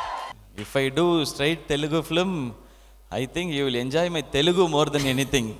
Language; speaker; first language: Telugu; non-native, learner; Tamil